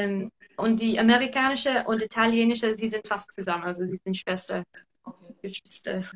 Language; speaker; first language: German; non-native, fluent; English